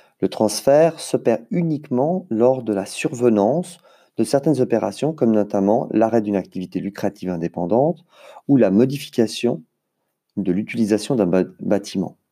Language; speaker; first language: French; native; French